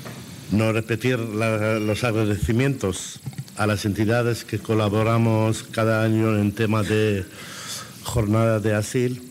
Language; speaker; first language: Spanish; non-native, fluent; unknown